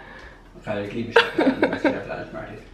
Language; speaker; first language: German; non-native, fluent; English